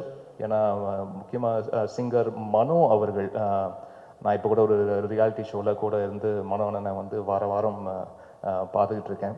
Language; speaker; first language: Tamil; native; Tamil